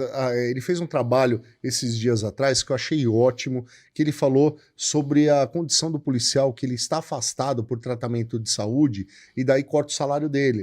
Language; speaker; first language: Portuguese; native; Portuguese